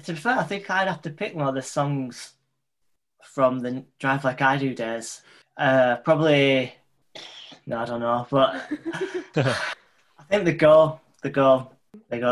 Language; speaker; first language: English; native; English